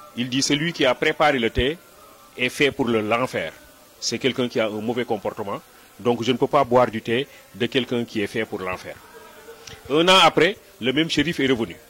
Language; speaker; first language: French; non-native, local second language; Wolof